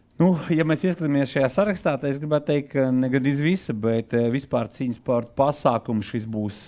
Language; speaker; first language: Latvian; native; Latvian